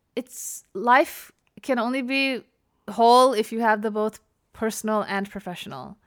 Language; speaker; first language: English; native; English